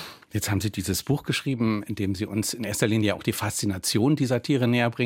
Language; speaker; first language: German; native; German